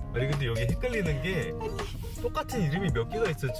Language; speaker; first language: Korean; native; Korean